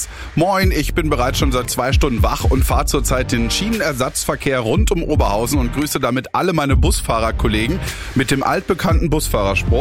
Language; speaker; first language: German; native; German